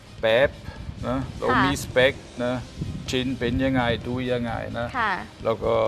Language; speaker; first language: Thai; non-native, fluent; German